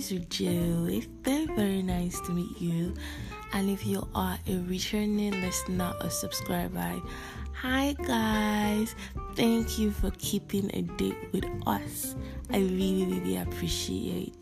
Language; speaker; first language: English; non-native, local second language; Yoruba